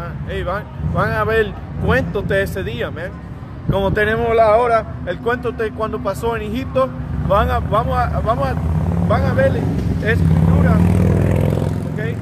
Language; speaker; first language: Spanish; early bilingual, heritage; Spanish